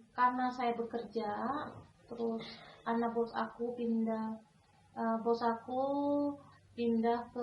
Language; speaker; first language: Indonesian; non-native, local second language; Javanese